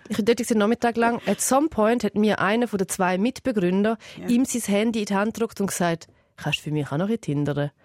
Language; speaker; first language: German; early bilingual, other home language; Serbian